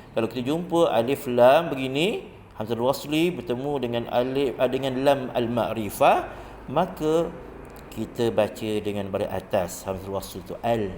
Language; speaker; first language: Malay; native; Malay